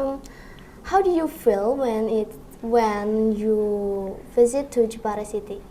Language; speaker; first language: English; non-native, learner; Indonesian